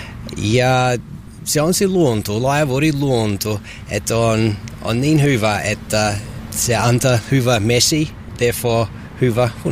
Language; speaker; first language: Finnish; non-native, learner; English